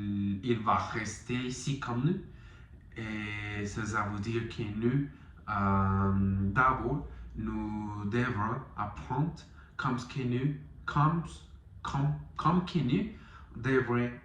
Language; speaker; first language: French; non-native, learner; Spanish